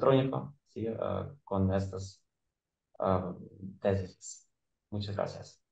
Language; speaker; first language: Spanish; non-native, fluent; Ukrainian